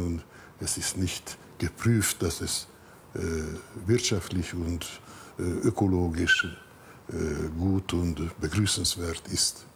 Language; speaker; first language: German; non-native, fluent; Hungarian